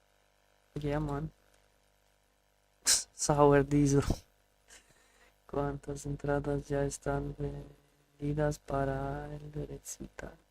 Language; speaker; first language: Spanish; non-native, learner; English